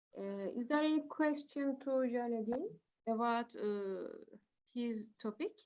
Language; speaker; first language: English; non-native, learner; Turkish